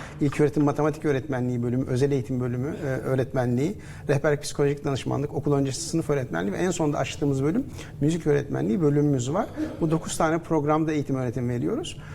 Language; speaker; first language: Turkish; native; Turkish